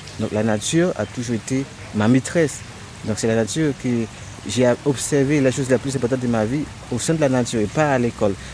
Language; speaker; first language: French; non-native, local second language; Haitian Creole